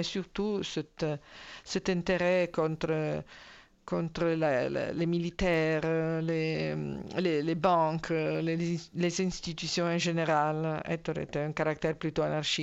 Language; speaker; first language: French; non-native, fluent; Italian